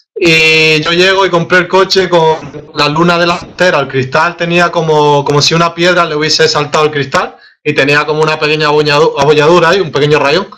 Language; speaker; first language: Spanish; native; Spanish